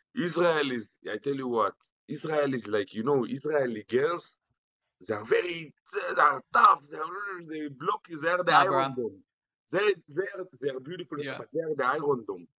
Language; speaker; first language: English; non-native, fluent; Hebrew